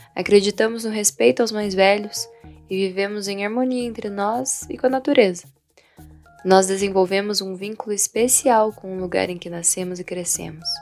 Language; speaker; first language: Portuguese; non-native, fluent; Vietnamese